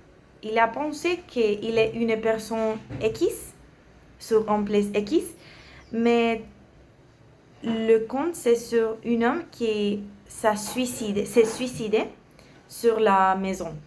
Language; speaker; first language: French; non-native, learner; Spanish